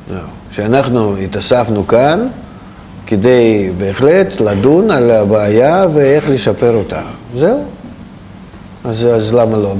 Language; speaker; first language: Hebrew; non-native, fluent; Russian